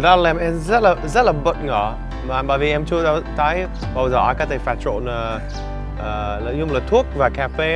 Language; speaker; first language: Vietnamese; non-native, fluent; English